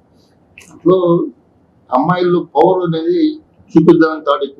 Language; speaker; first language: Telugu; native; Telugu